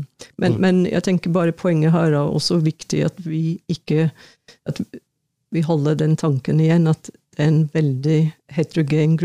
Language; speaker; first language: Norwegian; non-native, fluent; English